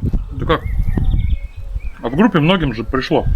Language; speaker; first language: Russian; native; Russian